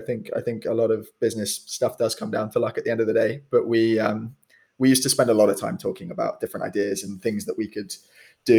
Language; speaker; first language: English; native; English